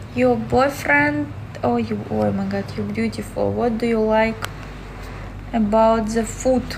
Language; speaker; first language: English; non-native, learner; Russian